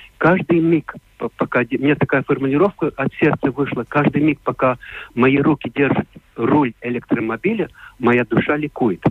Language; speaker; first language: Russian; non-native, local second language; Latvian